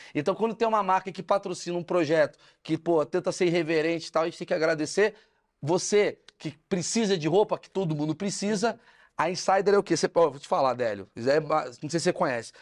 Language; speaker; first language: Portuguese; native; Portuguese